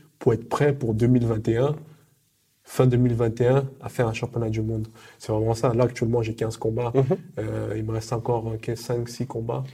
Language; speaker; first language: French; early bilingual, other home language; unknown